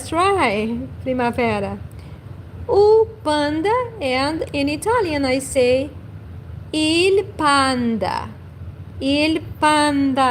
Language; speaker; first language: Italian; non-native, learner; Portuguese